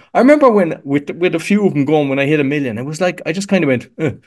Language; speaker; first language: English; native; English